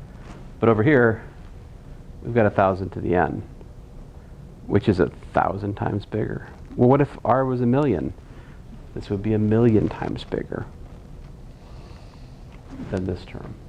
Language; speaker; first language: English; native; English